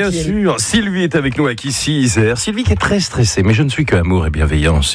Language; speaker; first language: French; native; French